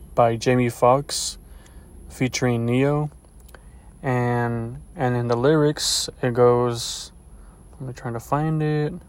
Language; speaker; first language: English; early bilingual, other home language; Spanish